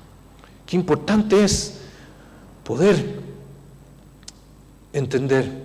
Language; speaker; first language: Spanish; native; Spanish